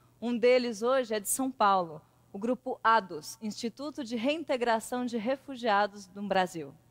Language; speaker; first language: Portuguese; native; Portuguese